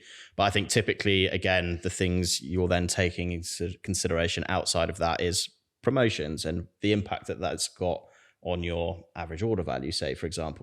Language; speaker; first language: English; native; English